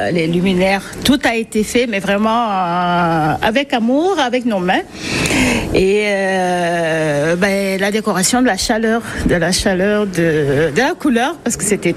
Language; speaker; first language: French; non-native, local second language; Wolof